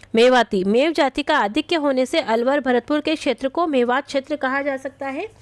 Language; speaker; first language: Hindi; native; Hindi